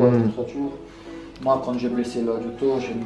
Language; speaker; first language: French; non-native, learner; Portuguese